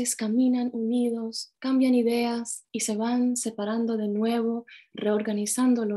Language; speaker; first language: Spanish; early bilingual, heritage; Spanish